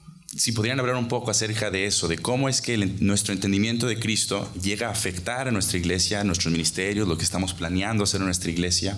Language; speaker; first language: Spanish; native; Spanish